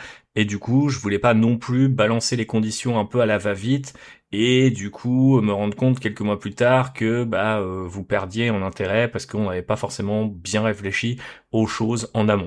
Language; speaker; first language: French; native; French